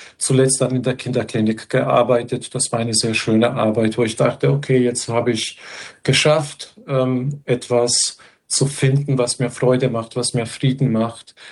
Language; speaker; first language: German; non-native, fluent; Serbian